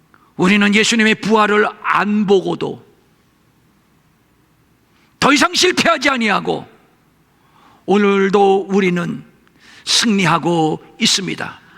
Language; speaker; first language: Korean; native; Korean